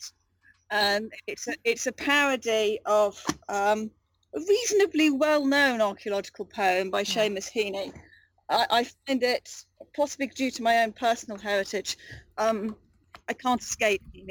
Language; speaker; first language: English; native; English